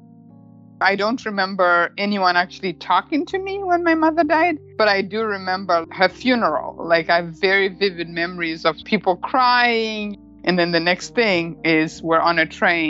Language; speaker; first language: English; non-native, local second language; Shona